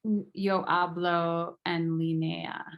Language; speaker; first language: Spanish; non-native, learner; English